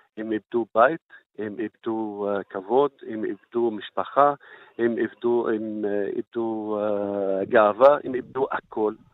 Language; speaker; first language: Hebrew; non-native, fluent; Arabic